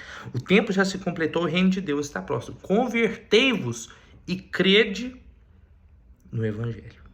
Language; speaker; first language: Portuguese; native; Portuguese